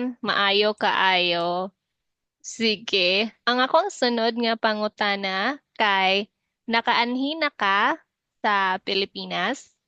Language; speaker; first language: Cebuano; native; Cebuano